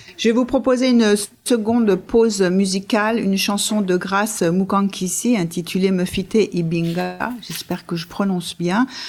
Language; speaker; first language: French; native; French